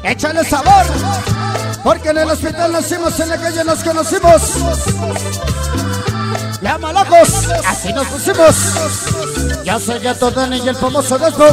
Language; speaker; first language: Spanish; native; Spanish